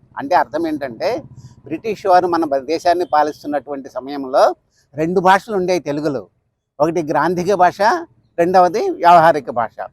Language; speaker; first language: Telugu; native; Telugu